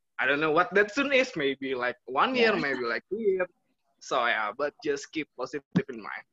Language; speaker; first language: English; non-native, learner; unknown